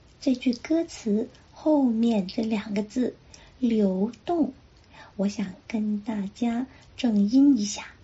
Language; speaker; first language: Chinese; non-native, local second language; Cantonese